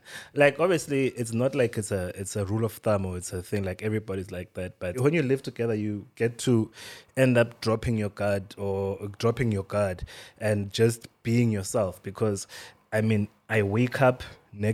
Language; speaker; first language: English; non-native, local second language; Swati